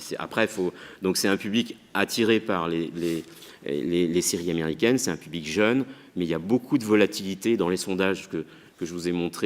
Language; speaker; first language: French; native; French